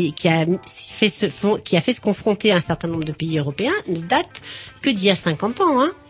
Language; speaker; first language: French; native; French